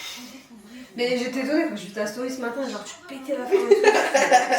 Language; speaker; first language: French; native; French